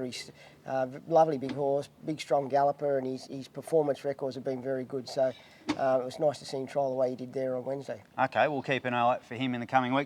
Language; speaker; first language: English; native; English